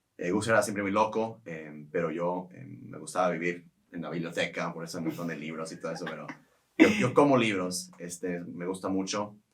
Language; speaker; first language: Spanish; non-native, fluent; English